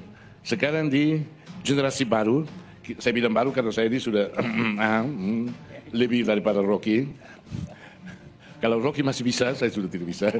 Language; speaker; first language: Indonesian; non-native, fluent; Tetum